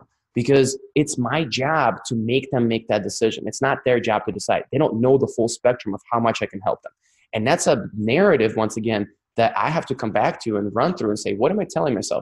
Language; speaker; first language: English; non-native, fluent; Russian